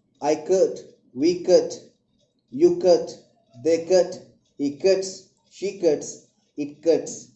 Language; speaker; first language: English; non-native, local second language; Telugu